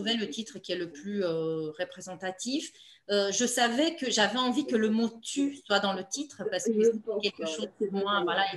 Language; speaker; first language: French; non-native, fluent; Romanian